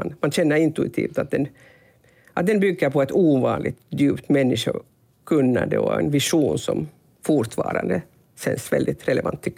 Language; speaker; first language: Swedish; non-native, local second language; Finnish